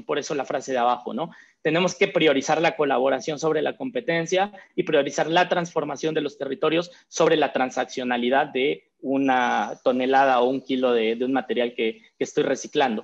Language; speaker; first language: Spanish; native; Spanish